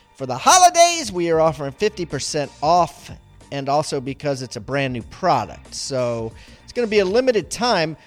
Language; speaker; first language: English; native; English